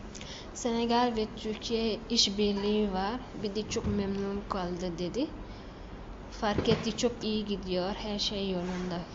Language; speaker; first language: Turkish; non-native, learner; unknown